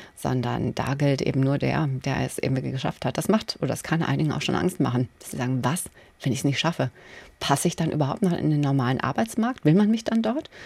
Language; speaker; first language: German; native; German